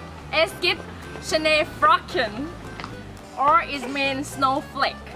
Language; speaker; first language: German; non-native, learner; Thai